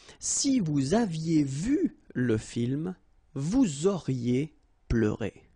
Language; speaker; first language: French; native; French